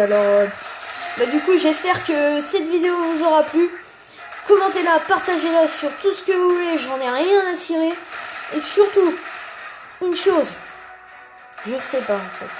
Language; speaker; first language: French; native; French